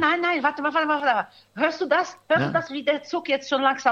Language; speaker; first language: German; native; German